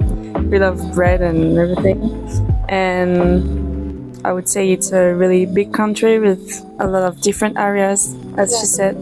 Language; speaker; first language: English; non-native, fluent; French